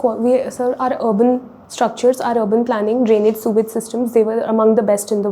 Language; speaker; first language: English; non-native, local second language; Hindi